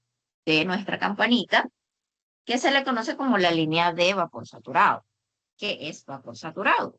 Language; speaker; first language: Spanish; native; Spanish